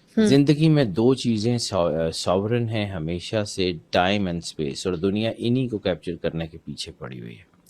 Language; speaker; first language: Urdu; non-native, local second language; Punjabi